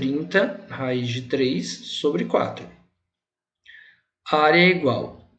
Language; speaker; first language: Portuguese; native; Portuguese